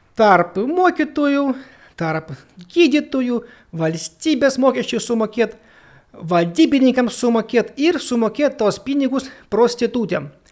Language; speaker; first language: Lithuanian; non-native, local second language; Russian